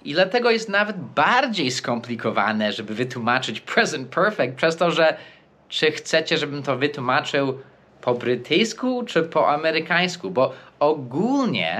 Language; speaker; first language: Polish; non-native, fluent; English